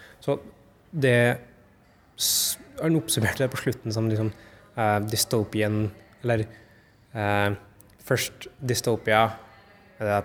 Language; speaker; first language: Norwegian; native; Norwegian